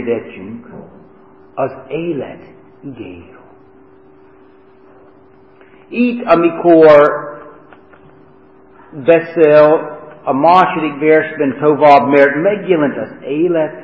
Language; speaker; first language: Hungarian; non-native, fluent; English